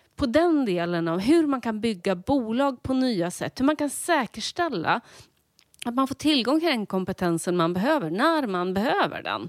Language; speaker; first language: Swedish; native; Swedish